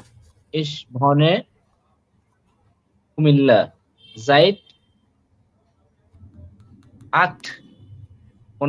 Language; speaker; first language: German; non-native, learner; Bangla